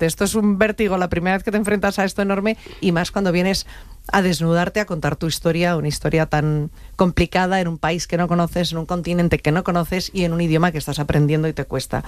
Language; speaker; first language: Spanish; native; Spanish